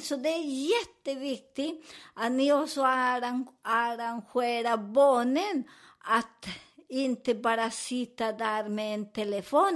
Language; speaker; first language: Swedish; non-native, fluent; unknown